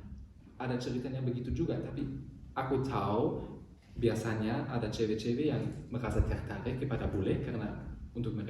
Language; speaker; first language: Indonesian; non-native, learner; German